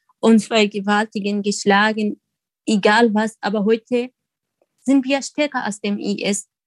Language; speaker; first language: German; non-native, learner; Kurdish